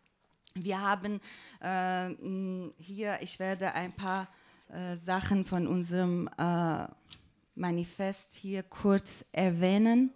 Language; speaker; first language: German; non-native, fluent; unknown